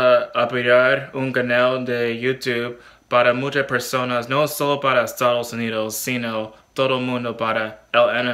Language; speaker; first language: Spanish; non-native, learner; English